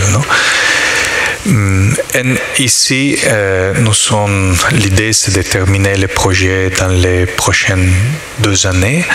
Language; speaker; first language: French; non-native, learner; Italian